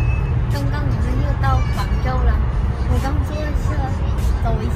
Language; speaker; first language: Chinese; non-native, fluent; Vietnamese